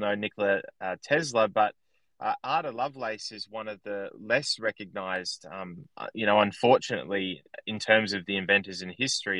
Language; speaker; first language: English; native; English